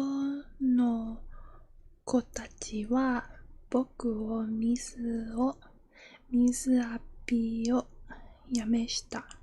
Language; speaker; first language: Japanese; non-native, learner; English